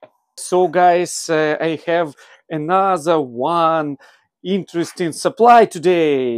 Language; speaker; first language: English; non-native, learner; Russian